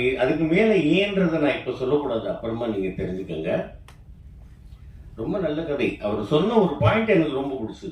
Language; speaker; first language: Tamil; native; Tamil